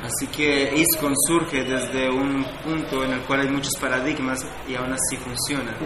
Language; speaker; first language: Spanish; native; Spanish